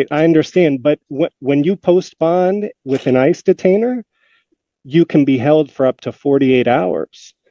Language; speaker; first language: English; native; English